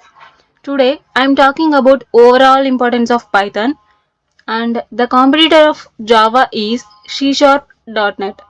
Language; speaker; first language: English; non-native, local second language; Telugu